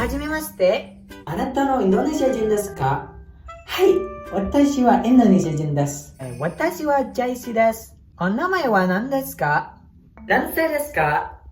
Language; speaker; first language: Japanese; non-native, learner; Indonesian